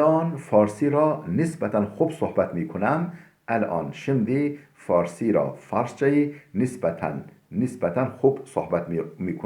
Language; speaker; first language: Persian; non-native, fluent; Turkish